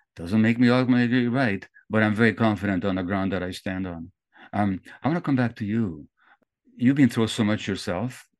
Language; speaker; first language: English; early bilingual, other home language; Hungarian